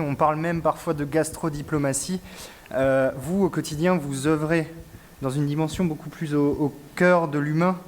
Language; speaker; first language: French; native; French